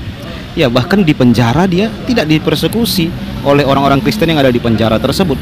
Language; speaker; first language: Indonesian; native; Indonesian